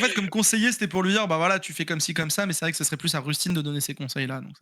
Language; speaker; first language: French; native; French